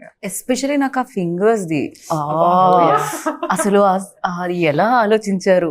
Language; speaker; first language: Telugu; native; Telugu